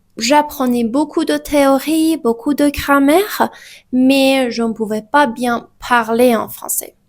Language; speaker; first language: French; non-native, fluent; Persian